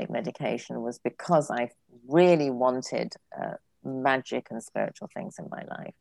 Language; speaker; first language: English; native; English